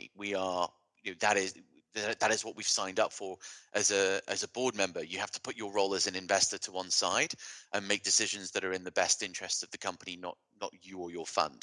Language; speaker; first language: English; native; English